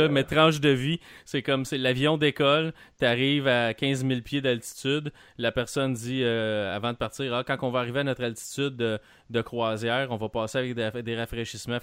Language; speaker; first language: French; native; French